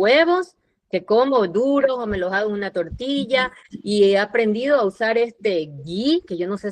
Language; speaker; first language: Spanish; native; Spanish